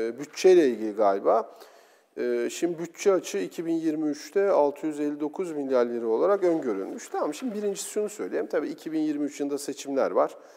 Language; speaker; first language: Turkish; native; Turkish